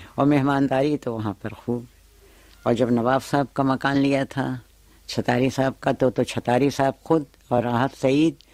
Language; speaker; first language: Urdu; native; Urdu